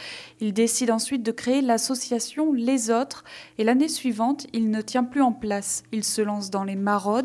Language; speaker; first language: French; native; French